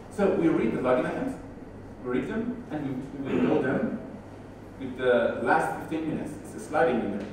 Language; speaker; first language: English; non-native, fluent; Persian